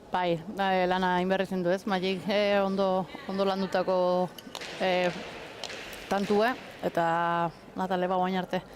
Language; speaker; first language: Basque; native; Basque